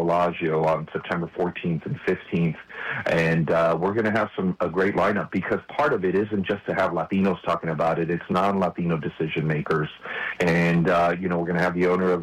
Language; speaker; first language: English; native; English